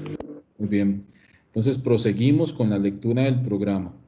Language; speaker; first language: Spanish; native; Spanish